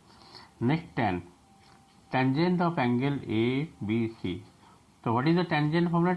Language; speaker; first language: English; non-native, local second language; Bangla